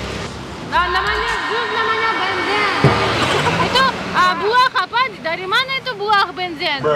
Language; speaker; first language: Indonesian; non-native, learner; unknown